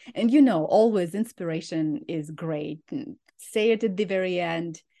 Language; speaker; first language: English; non-native, fluent; Ukrainian